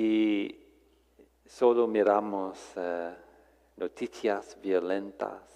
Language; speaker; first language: Spanish; non-native, fluent; English